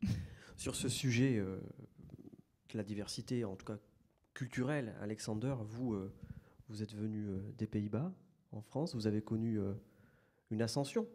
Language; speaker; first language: French; native; French